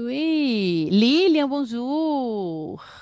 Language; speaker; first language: French; non-native, fluent; Portuguese